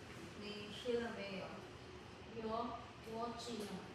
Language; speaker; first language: Chinese; non-native, learner; Filipino